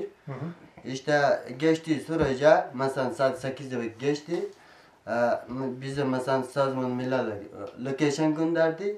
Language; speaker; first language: Turkish; non-native, learner; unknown